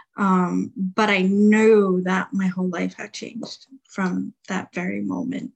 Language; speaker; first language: English; native; English